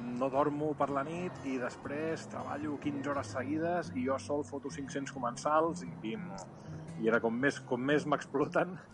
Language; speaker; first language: Catalan; native; Catalan